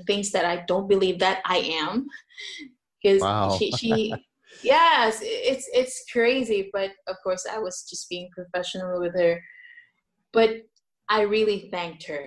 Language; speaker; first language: English; non-native, local second language; Filipino